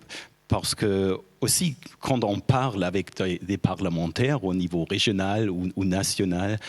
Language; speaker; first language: French; non-native, fluent; German